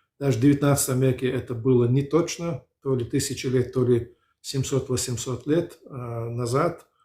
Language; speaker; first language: Russian; non-native, local second language; Chechen